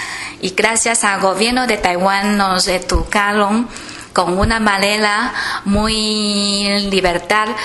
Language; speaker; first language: Spanish; non-native, fluent; Chinese